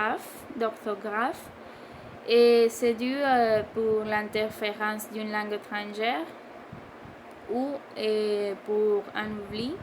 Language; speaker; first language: French; non-native, learner; Spanish